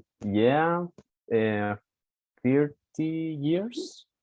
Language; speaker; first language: English; non-native, learner; Spanish